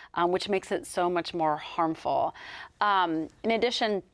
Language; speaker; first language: English; native; English